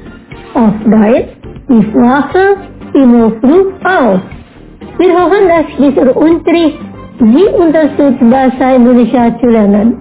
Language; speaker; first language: German; non-native, learner; Indonesian